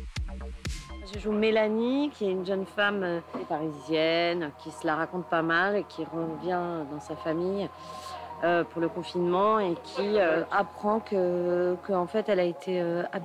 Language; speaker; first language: French; native; French